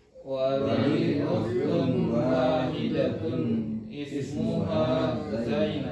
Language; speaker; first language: Arabic; non-native, learner; Indonesian